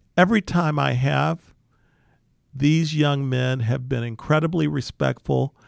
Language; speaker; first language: English; native; English